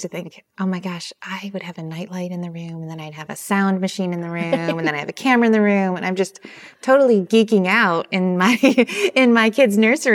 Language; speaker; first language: English; native; English